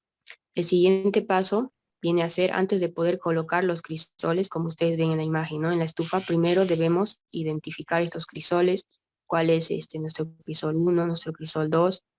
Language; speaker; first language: Spanish; native; Spanish